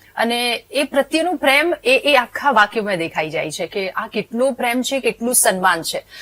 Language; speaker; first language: Gujarati; native; Gujarati